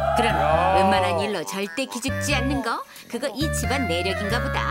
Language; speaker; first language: Korean; native; Korean